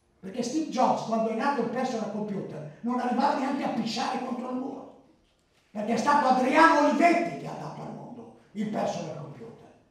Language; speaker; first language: Italian; early bilingual, other home language; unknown